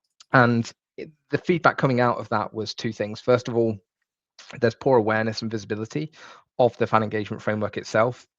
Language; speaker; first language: English; native; English